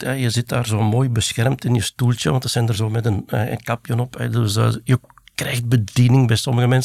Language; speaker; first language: Dutch; native; Dutch